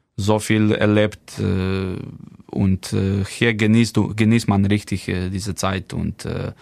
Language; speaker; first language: German; non-native, fluent; Slovenian